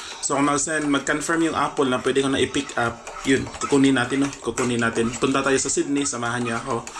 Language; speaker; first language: Filipino; non-native, local second language; Cebuano